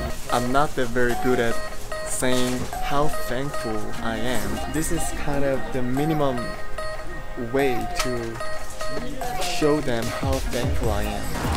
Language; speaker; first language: English; non-native, fluent; Korean